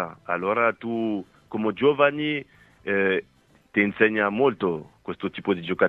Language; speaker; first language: Italian; non-native, fluent; French